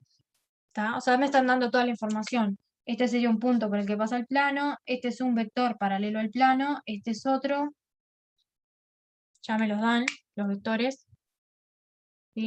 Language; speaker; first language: Spanish; native; Spanish